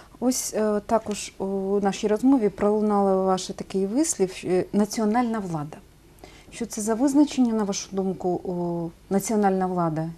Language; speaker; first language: Ukrainian; native; Ukrainian